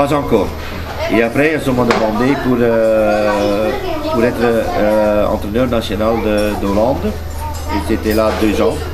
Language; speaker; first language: French; non-native, learner; Dutch